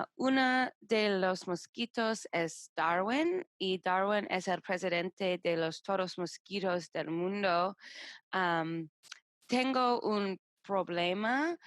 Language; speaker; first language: Spanish; non-native, learner; English